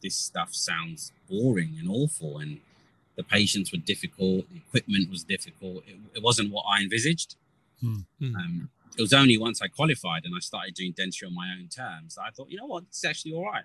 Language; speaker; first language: English; native; English